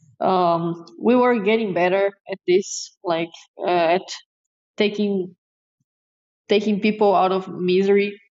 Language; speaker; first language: English; non-native, fluent; Portuguese